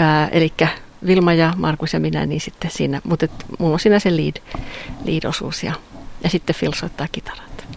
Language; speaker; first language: Finnish; native; Finnish